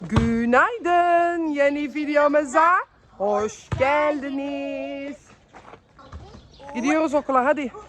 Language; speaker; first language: Turkish; early bilingual, heritage; Turkish